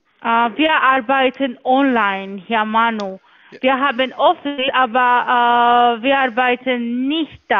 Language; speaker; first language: German; non-native, learner; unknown